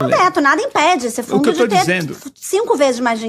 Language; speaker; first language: Portuguese; native; Portuguese